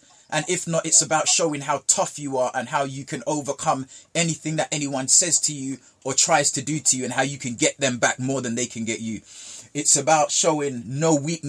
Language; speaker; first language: English; early bilingual, other home language; Jamaican Creole English